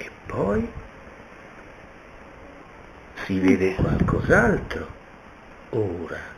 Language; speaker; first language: Italian; native; Italian